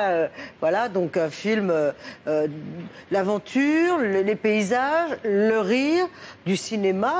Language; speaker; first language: French; native; French